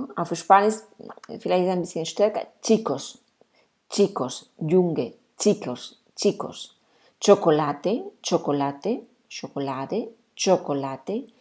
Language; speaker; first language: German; non-native, fluent; Spanish